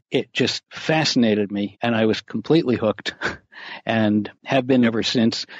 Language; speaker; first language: English; native; English